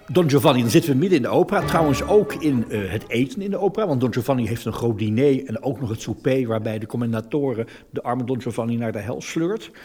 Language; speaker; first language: Dutch; native; Dutch